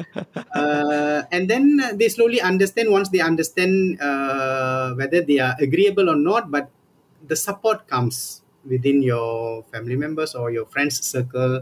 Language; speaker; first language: English; non-native, local second language; Tamil